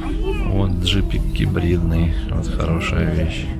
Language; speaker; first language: Russian; native; Russian